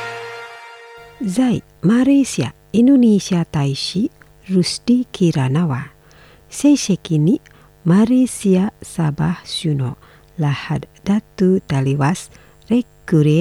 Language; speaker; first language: Japanese; non-native, fluent; Indonesian